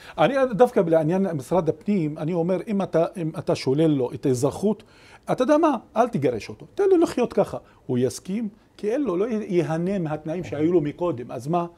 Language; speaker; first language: Hebrew; non-native, local second language; Arabic